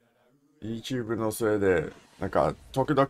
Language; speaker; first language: Japanese; non-native, learner; English